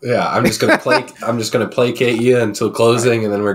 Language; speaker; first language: English; native; English